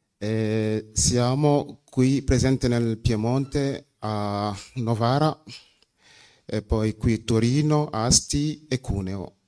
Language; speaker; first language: Italian; non-native, fluent; Wolof